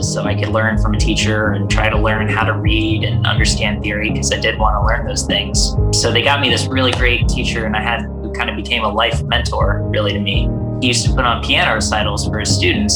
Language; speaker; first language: English; native; English